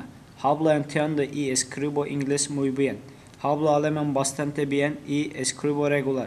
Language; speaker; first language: Spanish; non-native, learner; Turkish